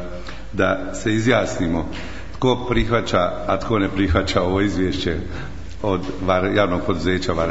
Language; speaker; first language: Croatian; native; Croatian